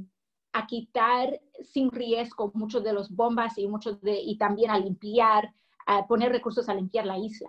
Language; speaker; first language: Spanish; early bilingual, heritage; English